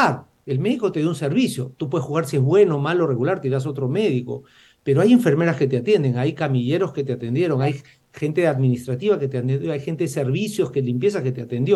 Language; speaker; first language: Spanish; native; Spanish